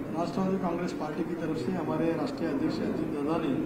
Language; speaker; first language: Hindi; non-native, local second language; Marathi